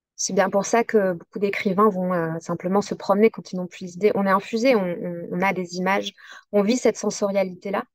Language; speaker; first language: French; native; French